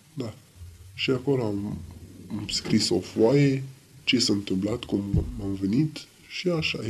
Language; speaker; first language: Romanian; non-native, learner; Arabic